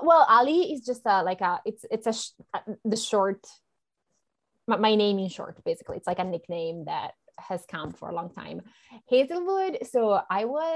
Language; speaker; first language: English; non-native, fluent; Italian